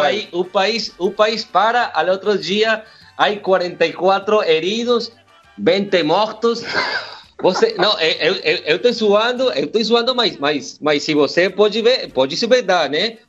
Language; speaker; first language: Portuguese; non-native, learner; Spanish